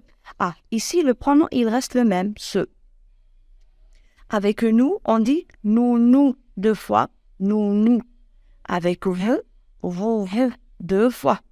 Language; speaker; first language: French; non-native, local second language; Arabic